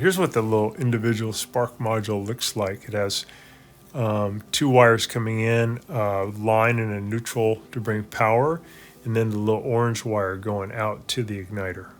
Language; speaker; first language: English; native; English